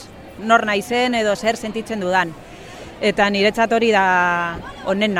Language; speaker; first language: Basque; non-native, local second language; Spanish